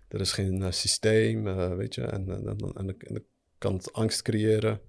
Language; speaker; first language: Dutch; early bilingual, other home language; Arabic